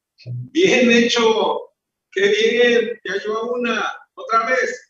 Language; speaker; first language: Spanish; native; Spanish